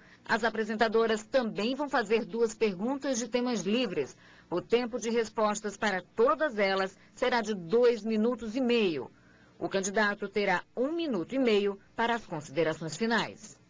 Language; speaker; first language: Portuguese; native; Portuguese